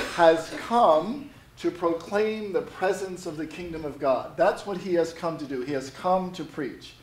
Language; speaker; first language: English; native; English